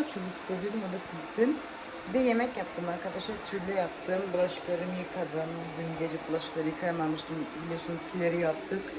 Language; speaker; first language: Turkish; early bilingual, heritage; Turkish